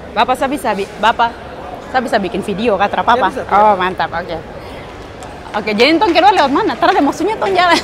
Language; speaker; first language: Indonesian; native; Indonesian